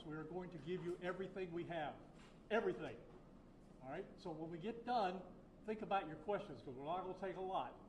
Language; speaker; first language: English; native; English